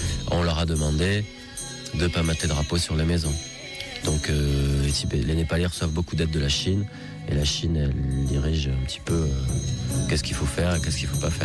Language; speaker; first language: French; native; French